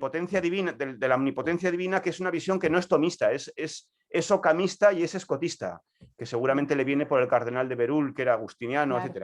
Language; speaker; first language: Spanish; native; Spanish